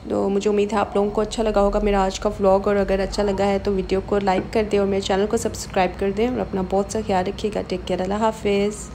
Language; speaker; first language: Urdu; native; Urdu